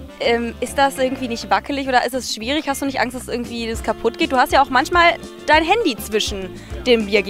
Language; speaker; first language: German; native; German